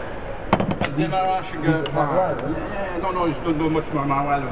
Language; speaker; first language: English; non-native, learner; French